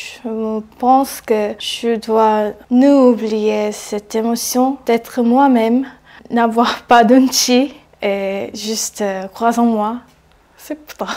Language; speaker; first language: French; non-native, learner; Korean